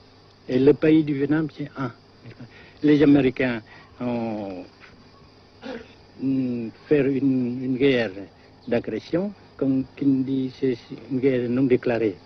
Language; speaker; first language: French; non-native, local second language; Vietnamese